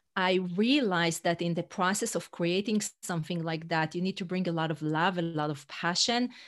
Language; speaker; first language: English; non-native, fluent; Hebrew